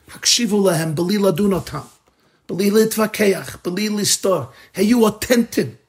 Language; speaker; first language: Hebrew; non-native, fluent; English